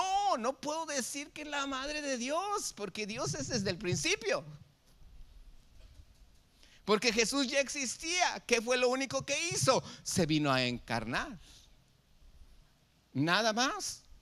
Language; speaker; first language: Spanish; native; Spanish